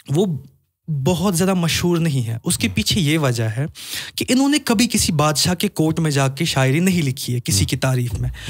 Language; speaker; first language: Hindi; non-native, local second language; Kashmiri